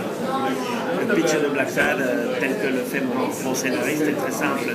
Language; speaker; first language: French; non-native, fluent; Spanish